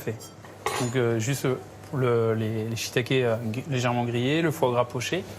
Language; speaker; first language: French; native; French